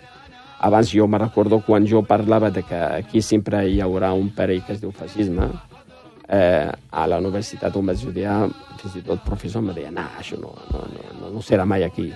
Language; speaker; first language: Catalan; non-native, fluent; Riffian